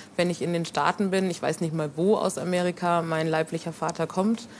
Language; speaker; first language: German; native; German